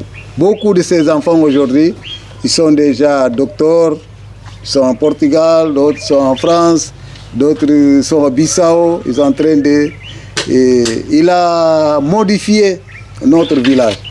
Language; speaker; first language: French; non-native, fluent; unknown